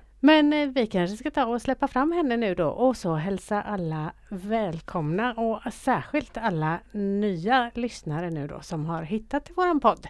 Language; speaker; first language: Swedish; native; Swedish